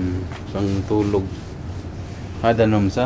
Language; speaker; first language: Arabic; non-native, learner; Filipino